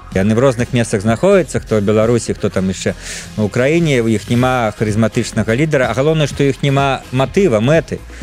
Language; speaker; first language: Belarusian; non-native, local second language; Russian